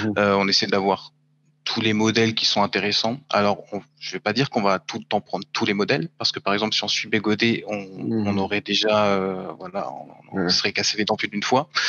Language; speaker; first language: French; native; French